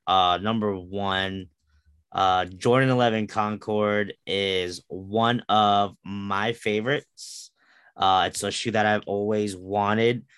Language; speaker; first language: English; early bilingual, other home language; Filipino